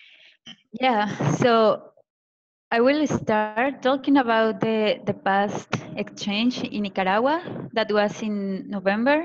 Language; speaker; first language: English; non-native, fluent; Spanish